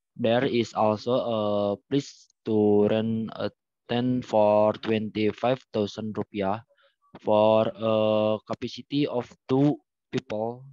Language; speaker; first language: English; non-native, learner; Indonesian